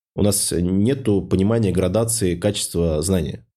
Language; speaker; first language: Russian; native; Russian